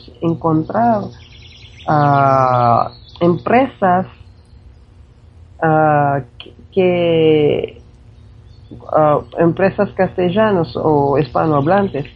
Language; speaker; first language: Spanish; non-native, fluent; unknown